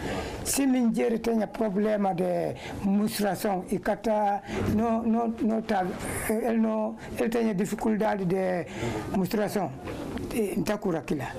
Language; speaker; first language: Portuguese; non-native, local second language; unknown